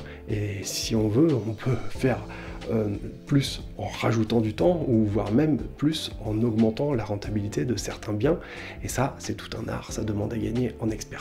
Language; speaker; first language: French; native; French